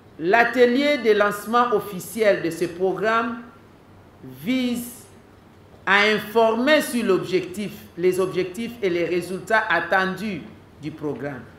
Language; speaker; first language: French; non-native, local second language; Lingala